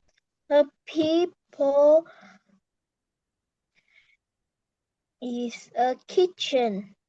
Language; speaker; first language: English; non-native, learner; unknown